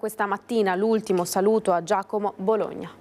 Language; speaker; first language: Italian; native; Italian